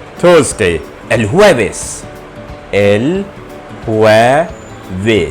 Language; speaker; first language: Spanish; non-native, fluent; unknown